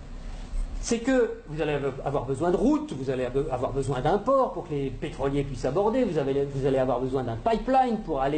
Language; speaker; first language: French; native; French